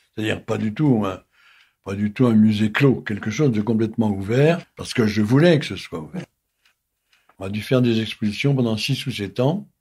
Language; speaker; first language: French; native; French